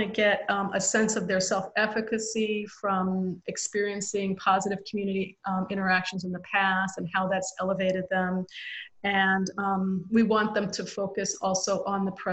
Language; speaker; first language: English; native; English